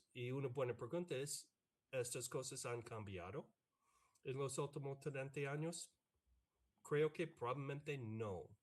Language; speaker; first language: Spanish; non-native, fluent; English